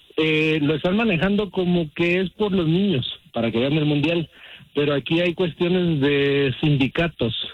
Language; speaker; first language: Spanish; early bilingual, heritage; Spanish